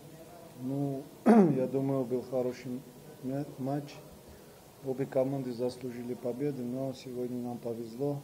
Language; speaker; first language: Russian; non-native, fluent; Armenian